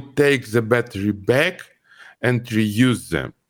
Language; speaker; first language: English; non-native, fluent; Kazakh